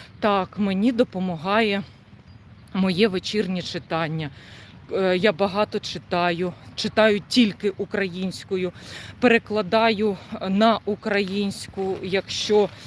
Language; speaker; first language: Ukrainian; non-native, local second language; Russian